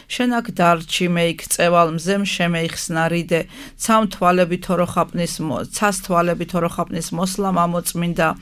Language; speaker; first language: Georgian; native; Georgian